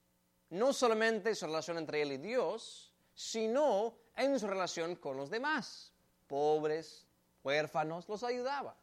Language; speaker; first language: Spanish; native; Spanish